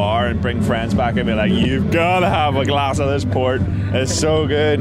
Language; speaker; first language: English; native; English